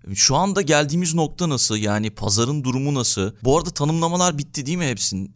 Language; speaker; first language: Turkish; native; Turkish